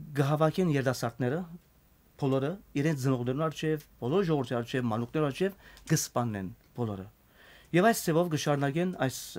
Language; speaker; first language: Armenian; native; Armenian